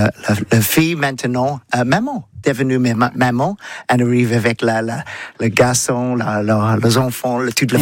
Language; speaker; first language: French; non-native, learner; English